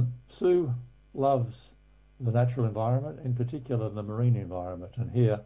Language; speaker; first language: English; native; English